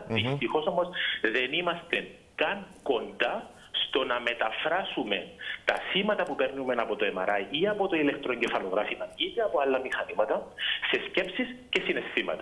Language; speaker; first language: Greek; native; Greek